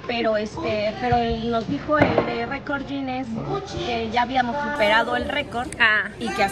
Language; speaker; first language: Spanish; native; Spanish